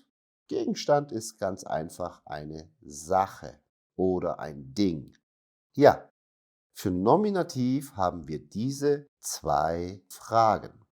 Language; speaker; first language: German; non-native, fluent; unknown